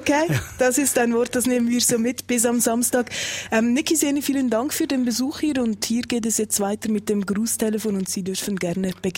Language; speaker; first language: German; native; German